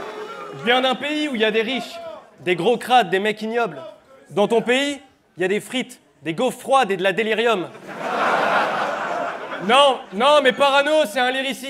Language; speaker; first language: French; native; French